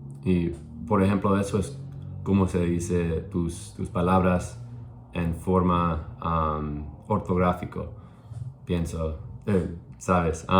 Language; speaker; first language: Spanish; non-native, learner; English